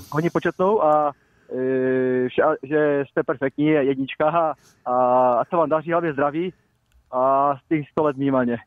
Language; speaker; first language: Czech; native; Czech